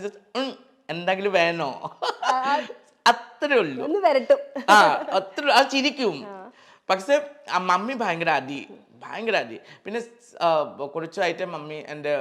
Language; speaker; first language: Malayalam; non-native, local second language; Assamese